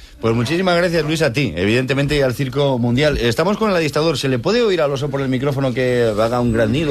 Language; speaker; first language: Spanish; native; Spanish